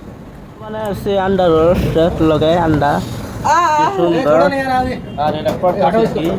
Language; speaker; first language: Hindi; non-native, learner; Bangla